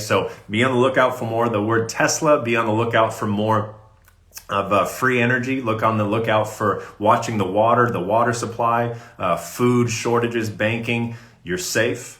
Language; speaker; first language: English; native; English